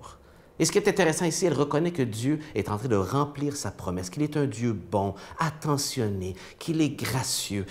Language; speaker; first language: French; native; French